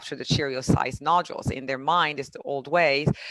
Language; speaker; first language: English; non-native, fluent; Arabic